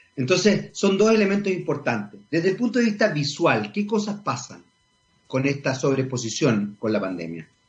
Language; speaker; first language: Spanish; native; Spanish